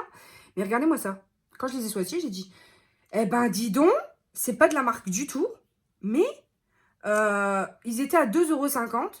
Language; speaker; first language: French; native; French